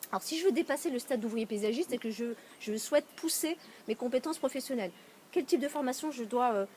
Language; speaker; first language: French; native; French